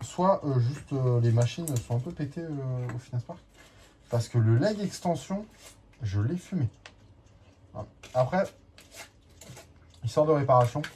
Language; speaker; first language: French; native; French